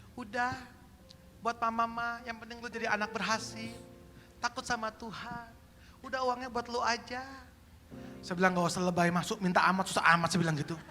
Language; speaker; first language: Indonesian; native; Indonesian